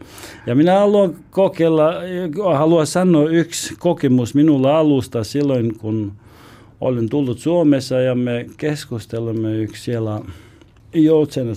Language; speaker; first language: Finnish; non-native, learner; Albanian